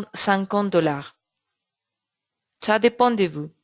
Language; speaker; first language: French; non-native, learner; Spanish